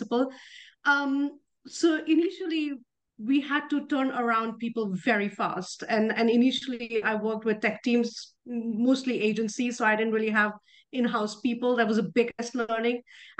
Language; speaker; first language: English; non-native, local second language; Hindi